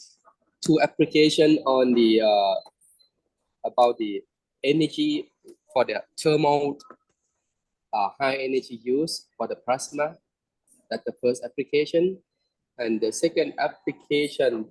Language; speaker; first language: English; non-native, learner; Thai